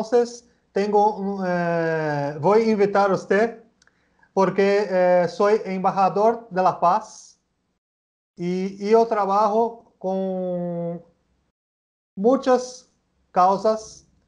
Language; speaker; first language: Spanish; non-native, learner; Portuguese